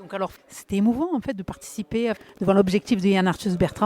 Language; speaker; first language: French; native; French